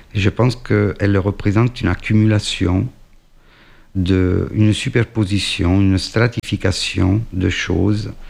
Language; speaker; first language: French; non-native, fluent; Italian